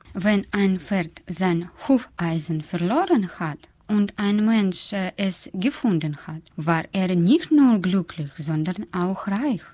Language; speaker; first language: German; non-native, learner; Russian